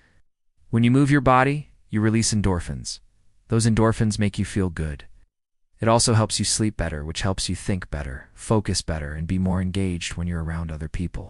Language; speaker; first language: English; native; English